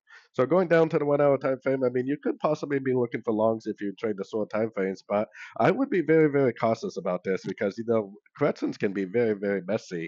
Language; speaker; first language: English; native; English